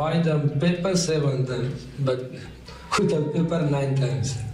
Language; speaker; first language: English; non-native, learner; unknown